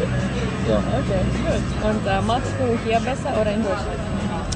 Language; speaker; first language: German; non-native, learner; English